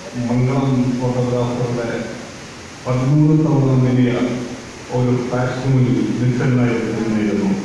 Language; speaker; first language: Malayalam; native; Malayalam